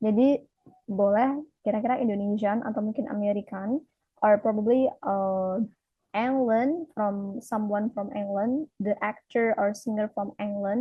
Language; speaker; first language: English; non-native, fluent; Indonesian